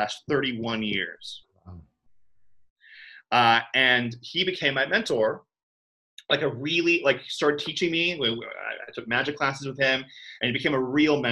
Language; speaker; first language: English; native; English